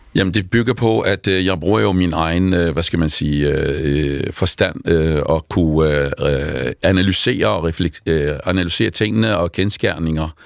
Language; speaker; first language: Danish; non-native, fluent; Arabic